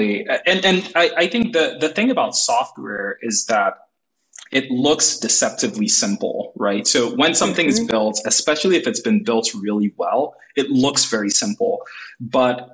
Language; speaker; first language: English; non-native, local second language; Igbo